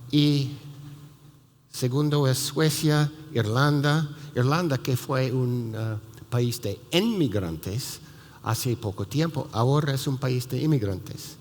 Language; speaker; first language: Spanish; non-native, fluent; English